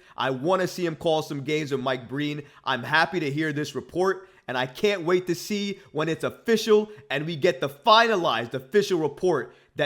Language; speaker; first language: English; native; English